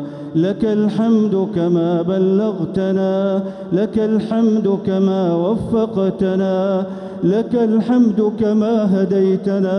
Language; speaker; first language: Arabic; native; Arabic